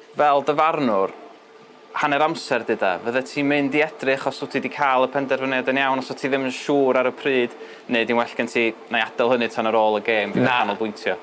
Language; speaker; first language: Welsh; native; Welsh